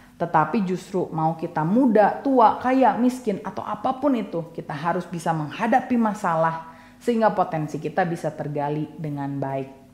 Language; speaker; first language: Indonesian; native; Indonesian